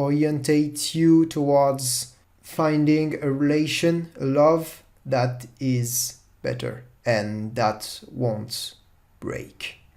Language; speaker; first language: English; non-native, fluent; French